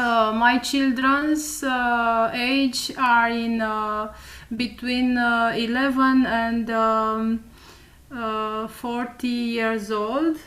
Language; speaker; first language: English; non-native, learner; Romanian